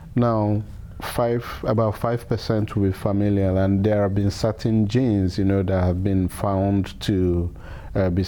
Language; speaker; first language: English; non-native, local second language; Igbo